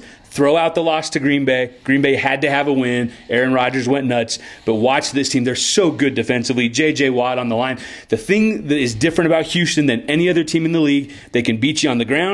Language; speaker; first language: English; native; English